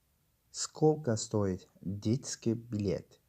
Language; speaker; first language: Russian; non-native, local second language; Tajik